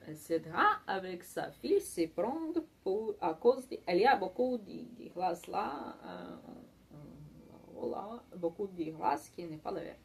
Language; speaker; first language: French; non-native, learner; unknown